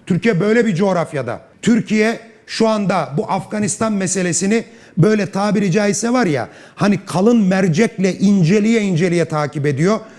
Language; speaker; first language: Turkish; native; Turkish